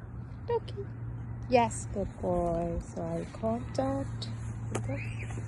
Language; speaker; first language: English; non-native, fluent; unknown